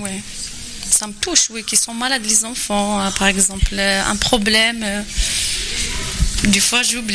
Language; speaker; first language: French; non-native, learner; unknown